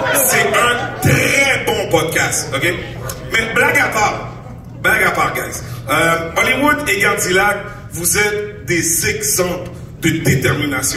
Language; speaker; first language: French; native; French